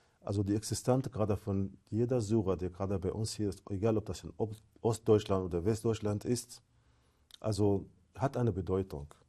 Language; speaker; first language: German; non-native, fluent; Arabic